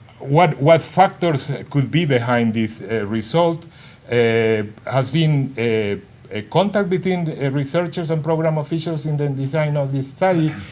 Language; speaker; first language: English; non-native, fluent; Spanish